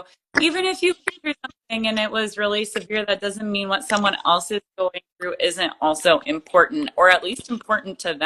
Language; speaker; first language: English; native; English